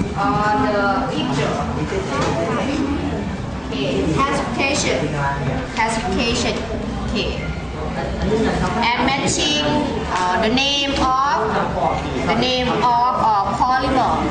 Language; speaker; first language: English; non-native, learner; Thai